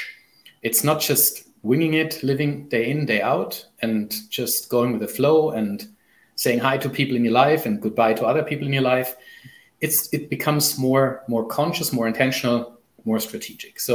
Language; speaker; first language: English; non-native, fluent; German